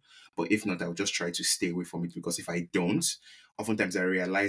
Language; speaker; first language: English; non-native, local second language; Yoruba